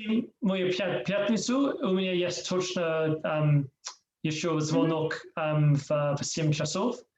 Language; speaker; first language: Russian; non-native, learner; English